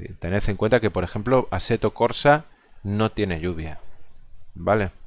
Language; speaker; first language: Spanish; non-native, local second language; Galician